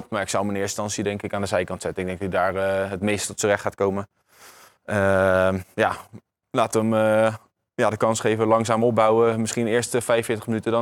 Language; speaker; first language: Dutch; native; Dutch